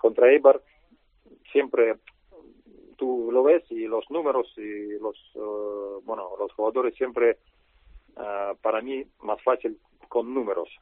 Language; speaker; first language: Spanish; non-native, learner; Russian